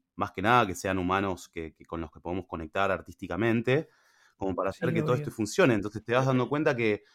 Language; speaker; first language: Spanish; early bilingual, other home language; English